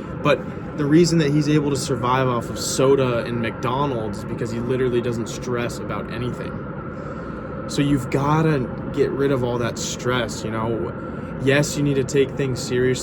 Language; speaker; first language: English; native; English